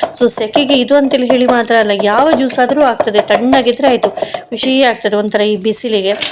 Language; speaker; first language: Kannada; non-native, local second language; Konkani